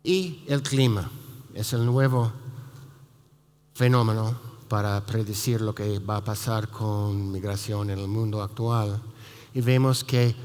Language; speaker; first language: Spanish; non-native, fluent; English